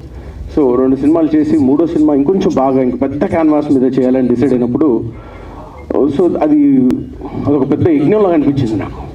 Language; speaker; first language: Telugu; native; Telugu